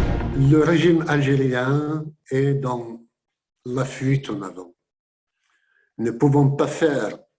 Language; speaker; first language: French; non-native, local second language; Kabyle